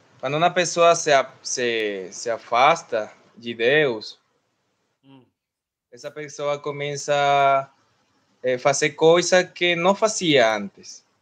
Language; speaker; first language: Portuguese; non-native, learner; Spanish